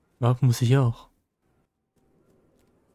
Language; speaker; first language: German; native; German